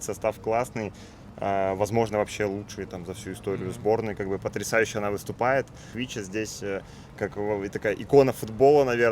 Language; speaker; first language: Russian; native; Russian